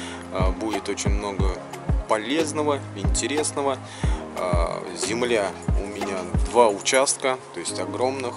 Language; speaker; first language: Russian; native; Russian